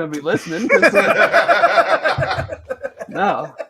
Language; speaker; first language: English; native; English